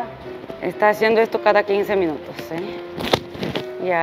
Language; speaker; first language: Spanish; non-native, fluent; Korean